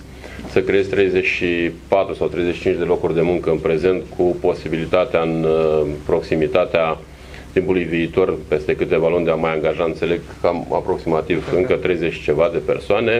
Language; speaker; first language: Romanian; native; Romanian